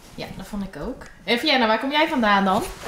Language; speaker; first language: Dutch; native; Dutch